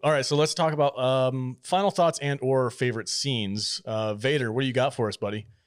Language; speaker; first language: English; native; English